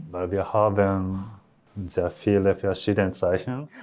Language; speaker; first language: German; non-native, learner; Japanese